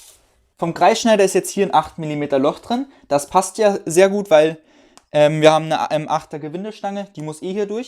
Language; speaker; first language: German; native; German